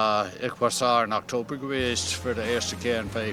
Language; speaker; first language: Dutch; non-native, learner; English